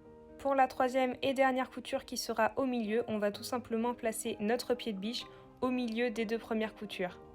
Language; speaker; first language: French; native; French